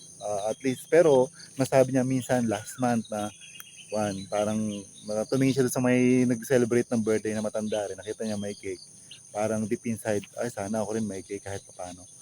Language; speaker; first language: Filipino; native; Filipino